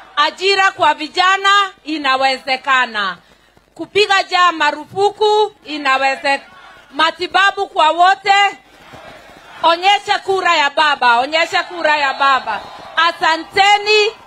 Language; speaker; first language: Swahili; non-native, local second language; Kikuyu